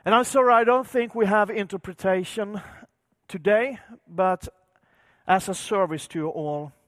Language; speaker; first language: English; non-native, fluent; Swedish